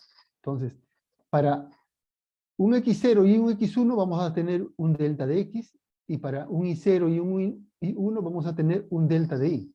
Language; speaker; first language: Spanish; native; Spanish